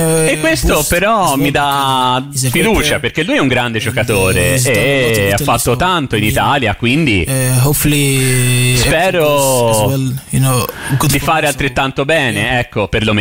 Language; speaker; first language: Italian; non-native, fluent; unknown